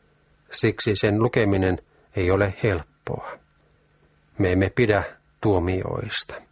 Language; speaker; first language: Finnish; native; Finnish